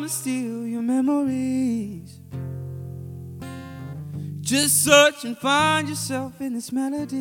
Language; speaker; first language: English; non-native, local second language; Ganda